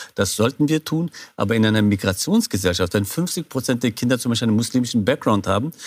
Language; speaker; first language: German; non-native, fluent; Kurdish